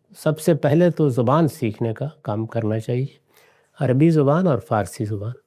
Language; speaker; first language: Urdu; non-native, local second language; Punjabi